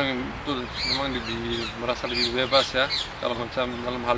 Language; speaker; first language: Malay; early bilingual, other home language; German